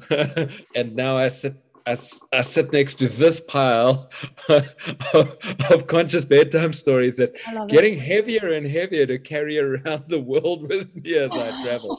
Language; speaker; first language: English; native; English